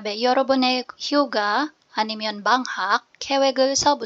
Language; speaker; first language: Korean; non-native, fluent; Filipino